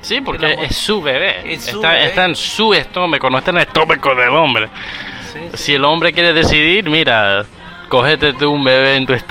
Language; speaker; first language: Spanish; early bilingual, heritage; Spanish